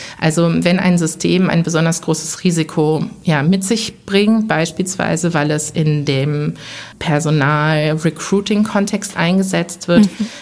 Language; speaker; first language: German; early bilingual, other home language; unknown